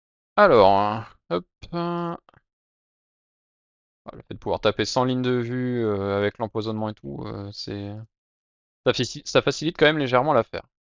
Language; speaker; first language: French; native; French